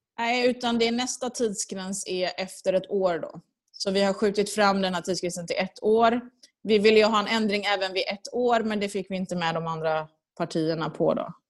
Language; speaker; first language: Swedish; early bilingual, other home language; Persian